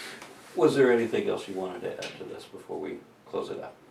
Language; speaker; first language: English; native; English